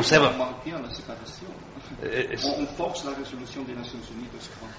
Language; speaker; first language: French; non-native, learner; Spanish